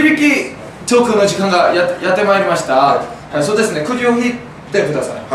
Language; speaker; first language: Japanese; non-native, learner; Korean